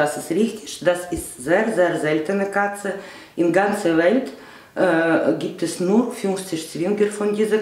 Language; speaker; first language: German; non-native, learner; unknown